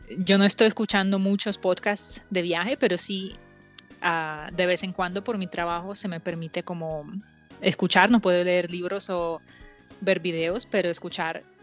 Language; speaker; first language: Spanish; non-native, fluent; Russian